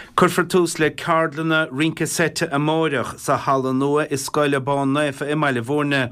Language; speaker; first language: Irish; native; Irish